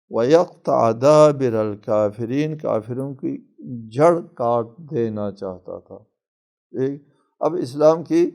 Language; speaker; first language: Urdu; non-native, local second language; Balti